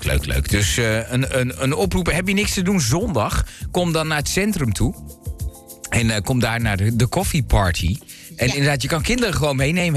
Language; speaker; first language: Dutch; native; Dutch